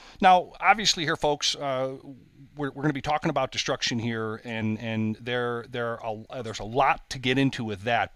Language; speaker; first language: English; native; English